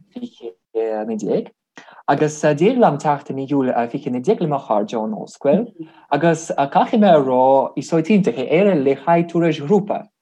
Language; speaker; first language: Irish; non-native, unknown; Russian